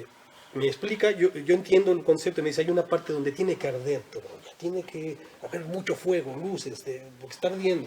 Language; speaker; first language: Spanish; native; Spanish